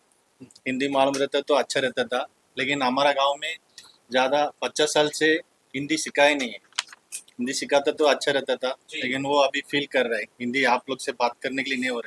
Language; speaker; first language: Hindi; non-native, local second language; Tamil